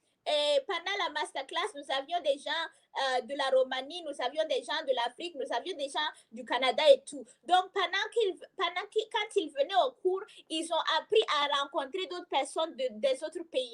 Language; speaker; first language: French; non-native, local second language; Kinyarwanda